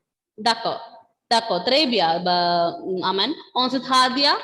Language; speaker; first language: French; non-native, fluent; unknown